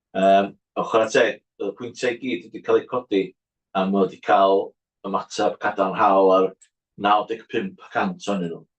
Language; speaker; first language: Welsh; native; Welsh